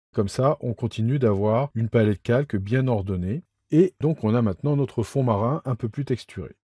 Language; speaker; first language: French; native; French